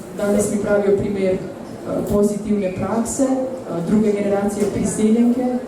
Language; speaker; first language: Slovenian; early bilingual, other home language; Bosnian